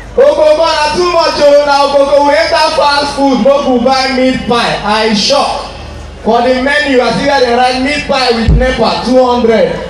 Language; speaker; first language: Nigerian Pidgin; non-native, local second language; Igbo